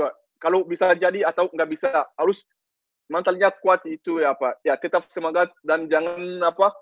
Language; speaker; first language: Indonesian; non-native, learner; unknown